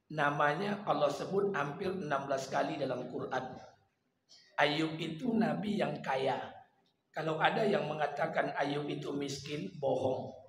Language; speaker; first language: Malay; non-native, local second language; Minangkabau